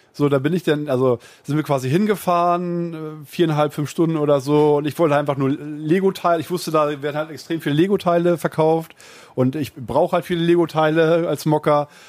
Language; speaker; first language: German; native; German